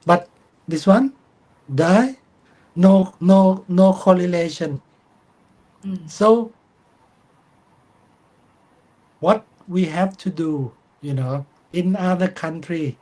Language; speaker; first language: English; non-native, fluent; Thai